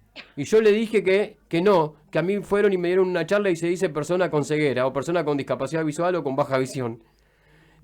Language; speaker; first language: Spanish; native; Spanish